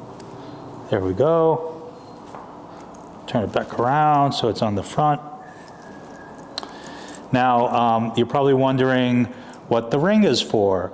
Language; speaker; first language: English; native; English